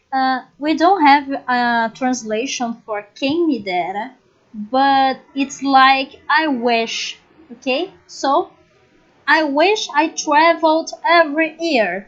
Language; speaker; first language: English; non-native, fluent; Portuguese